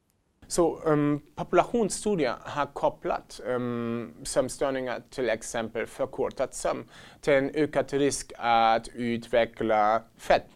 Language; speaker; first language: Swedish; non-native, fluent; German